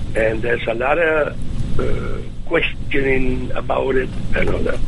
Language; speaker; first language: English; non-native, fluent; Spanish